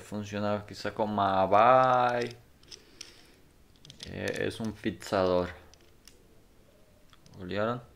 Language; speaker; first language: Spanish; non-native, learner; Portuguese